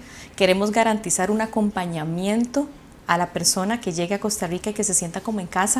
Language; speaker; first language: Spanish; native; Spanish